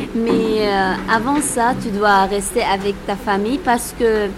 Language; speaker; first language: French; non-native, local second language; Arabic